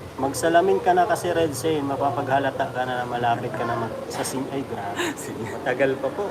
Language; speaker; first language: Filipino; native; Filipino